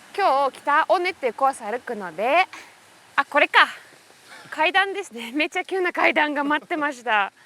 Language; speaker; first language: Japanese; non-native, fluent; Russian